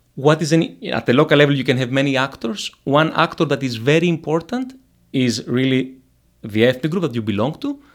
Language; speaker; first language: English; non-native, fluent; Greek